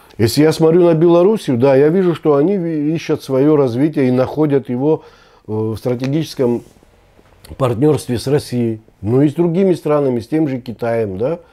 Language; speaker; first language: Russian; non-native, local second language; Abkhazian